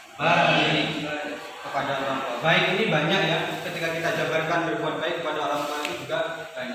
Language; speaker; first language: Indonesian; native; Indonesian